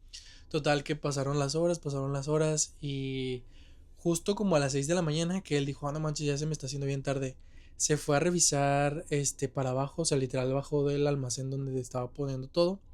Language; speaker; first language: Spanish; native; Spanish